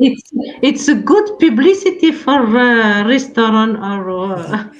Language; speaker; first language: English; non-native, learner; French